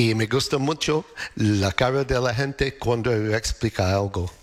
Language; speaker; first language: Spanish; non-native, fluent; English